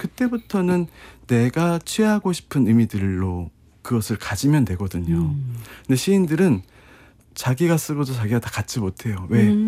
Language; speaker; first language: Korean; native; Korean